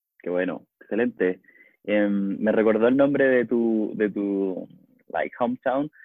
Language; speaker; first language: Spanish; native; Spanish